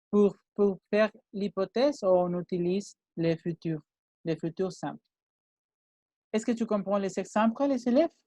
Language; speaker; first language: French; non-native, fluent; Spanish